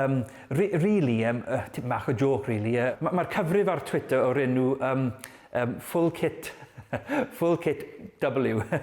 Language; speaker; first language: Welsh; non-native, learner; English